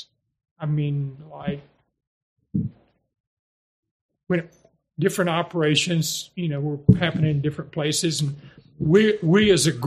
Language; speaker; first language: English; native; English